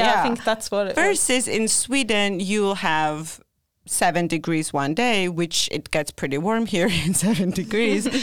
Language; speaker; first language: English; non-native, fluent; Georgian